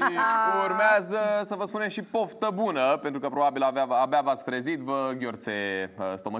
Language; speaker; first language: Romanian; native; Romanian